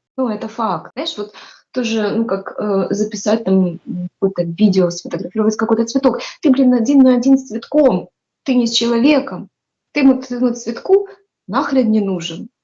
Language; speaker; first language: Russian; native; Russian